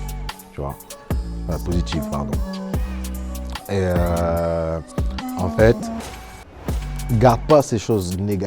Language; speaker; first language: French; native; French